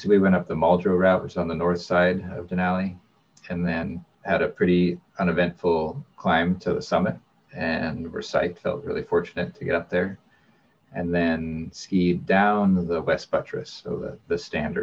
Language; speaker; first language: English; native; English